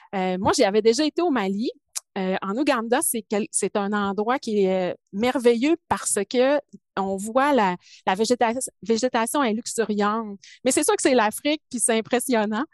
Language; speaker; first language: French; native; French